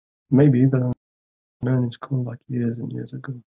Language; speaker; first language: English; non-native, fluent; French